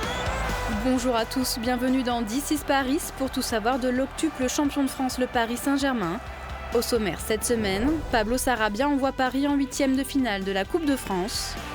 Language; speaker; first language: French; native; French